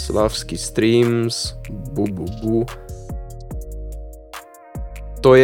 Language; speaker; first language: Polish; non-native, learner; Czech